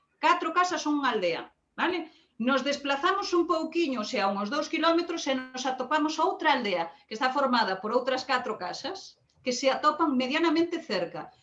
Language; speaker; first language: Galician; native; Galician